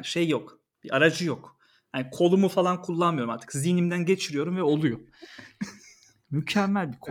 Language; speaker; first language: Turkish; native; Turkish